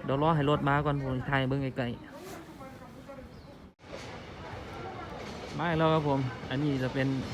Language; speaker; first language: Thai; native; Thai